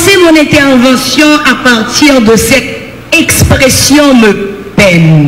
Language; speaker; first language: French; non-native, local second language; Haitian Creole